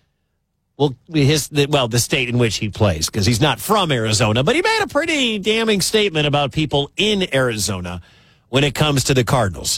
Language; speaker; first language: English; native; English